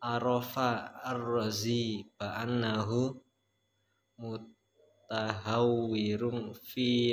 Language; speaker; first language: Arabic; non-native, learner; Indonesian